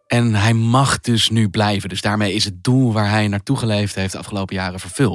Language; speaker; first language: Dutch; native; Dutch